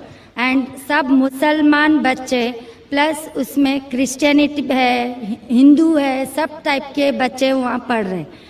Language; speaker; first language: Hindi; non-native, local second language; Marathi